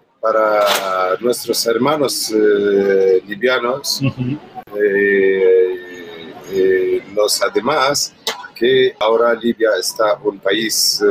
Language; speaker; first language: Spanish; non-native, learner; Arabic